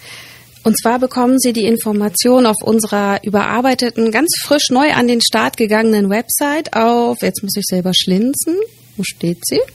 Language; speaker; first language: German; native; German